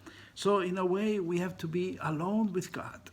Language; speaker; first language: English; non-native, fluent; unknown